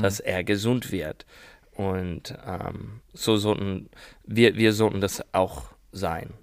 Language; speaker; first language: German; non-native, learner; English